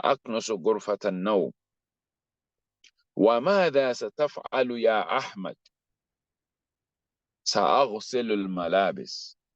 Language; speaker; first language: Arabic; non-native, fluent; English